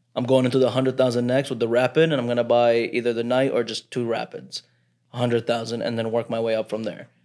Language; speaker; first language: English; early bilingual, other home language; Arabic